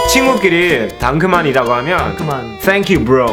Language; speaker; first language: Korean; non-native, fluent; German